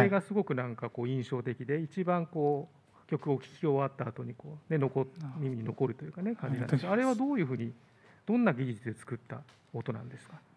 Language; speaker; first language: Japanese; native; Japanese